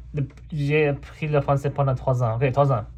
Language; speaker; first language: French; non-native, fluent; English